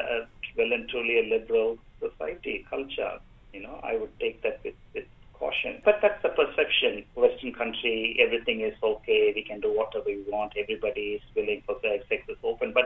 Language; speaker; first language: English; non-native, local second language; Tamil